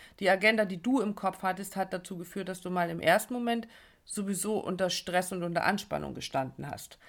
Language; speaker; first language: German; native; German